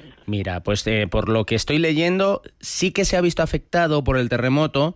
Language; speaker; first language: Spanish; native; Spanish